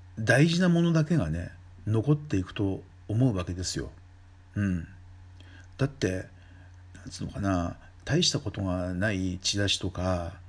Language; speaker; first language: Japanese; native; Japanese